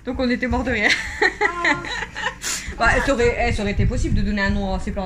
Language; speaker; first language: French; native; French